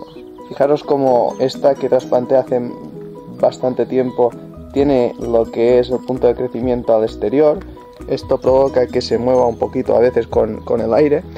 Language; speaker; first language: Spanish; native; Spanish